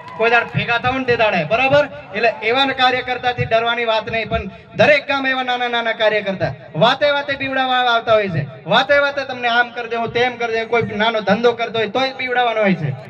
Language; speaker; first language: Gujarati; non-native, local second language; Rathawi